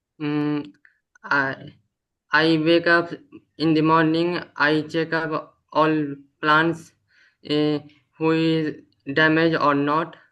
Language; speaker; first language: English; non-native, learner; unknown